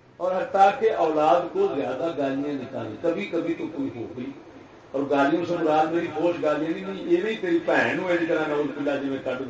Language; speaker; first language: Urdu; non-native, local second language; Punjabi